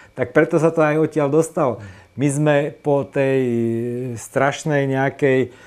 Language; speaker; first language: Slovak; native; Slovak